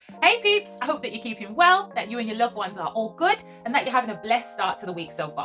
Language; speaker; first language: English; native; English